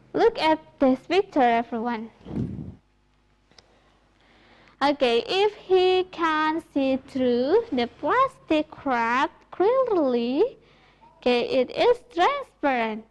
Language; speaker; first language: English; non-native, fluent; Indonesian